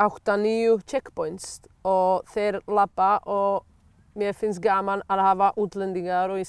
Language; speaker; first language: Icelandic; non-native, learner; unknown